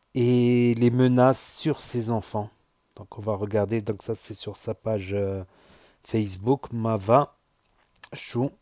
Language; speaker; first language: French; native; French